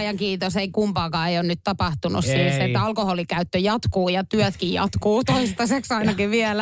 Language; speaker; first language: Finnish; native; Finnish